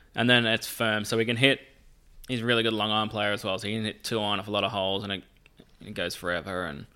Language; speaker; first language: English; native; English